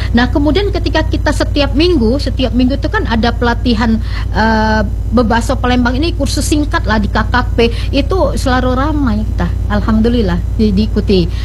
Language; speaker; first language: Indonesian; native; Indonesian